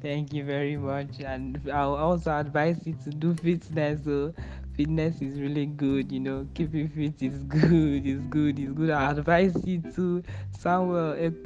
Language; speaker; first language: English; non-native, local second language; Igbo